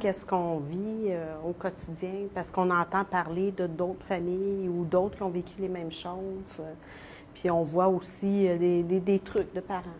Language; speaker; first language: French; native; French